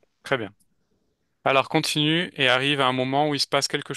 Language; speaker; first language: French; native; French